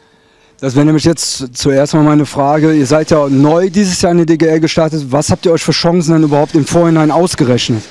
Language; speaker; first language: German; native; German